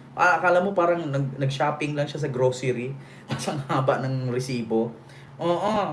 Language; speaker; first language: Filipino; non-native, local second language; Cebuano